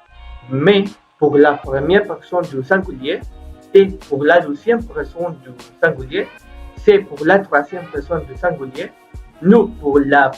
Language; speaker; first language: French; non-native, learner; Spanish